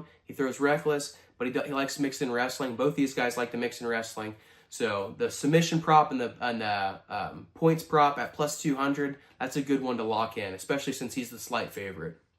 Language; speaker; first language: English; native; English